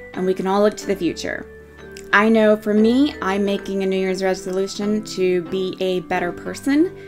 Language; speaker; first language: English; native; English